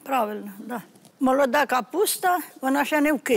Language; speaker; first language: Ukrainian; native; Ukrainian